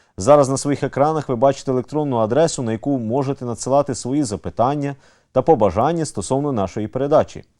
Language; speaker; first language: Ukrainian; native; Ukrainian